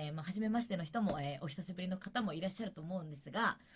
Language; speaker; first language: Japanese; native; Japanese